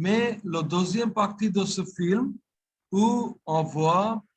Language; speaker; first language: French; non-native, fluent; Bangla